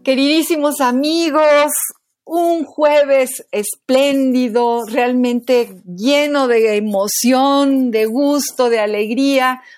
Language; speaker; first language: Spanish; native; Spanish